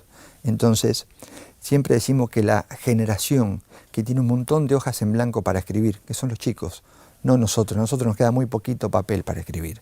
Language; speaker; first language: Spanish; native; Spanish